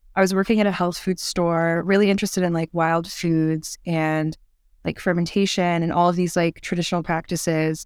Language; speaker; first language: English; native; English